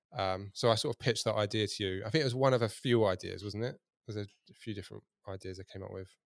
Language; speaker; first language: English; native; English